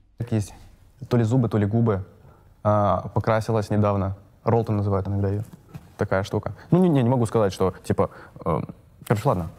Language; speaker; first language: Russian; native; Russian